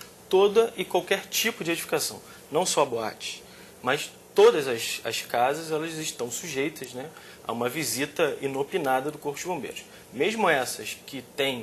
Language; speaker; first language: Portuguese; native; Portuguese